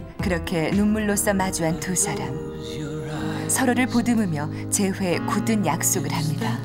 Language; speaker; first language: Korean; native; Korean